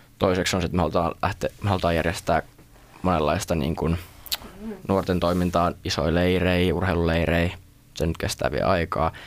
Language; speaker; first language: Finnish; native; Finnish